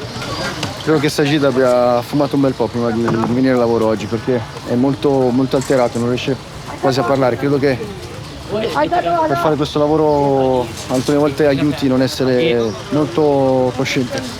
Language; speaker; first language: Italian; native; Italian